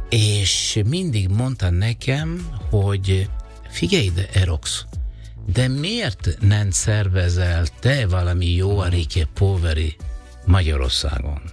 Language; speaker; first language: Hungarian; non-native, fluent; Italian